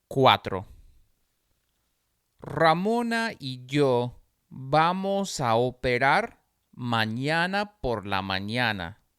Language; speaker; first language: Spanish; non-native, fluent; English